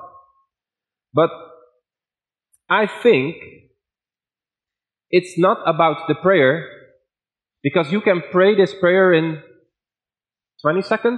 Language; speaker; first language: English; non-native, fluent; Dutch